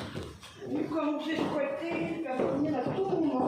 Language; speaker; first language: French; native; French